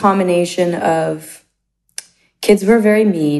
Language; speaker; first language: English; native; English